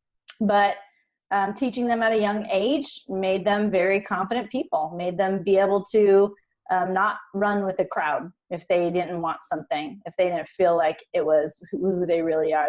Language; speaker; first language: English; native; English